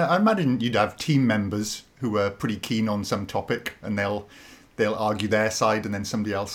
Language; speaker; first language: English; native; English